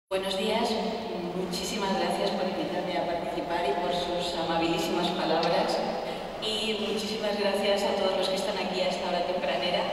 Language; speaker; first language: Spanish; native; Spanish